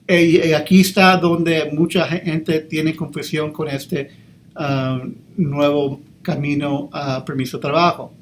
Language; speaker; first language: Spanish; early bilingual, heritage; English